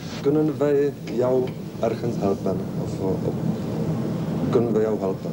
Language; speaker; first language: Dutch; non-native, fluent; Czech